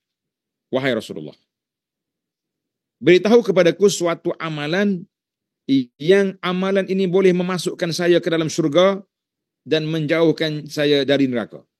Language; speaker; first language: Malay; native; Malay